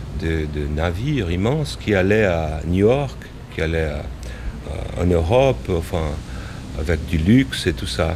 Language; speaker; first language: French; non-native, fluent; Portuguese